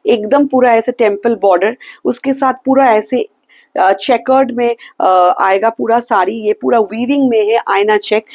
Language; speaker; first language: Hindi; non-native, local second language; Bangla